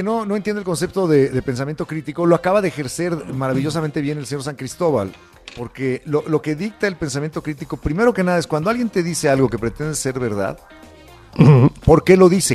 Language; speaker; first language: Spanish; native; Spanish